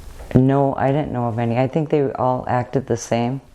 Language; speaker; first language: English; native; English